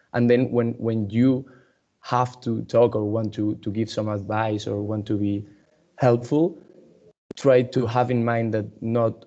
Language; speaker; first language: English; non-native, fluent; Spanish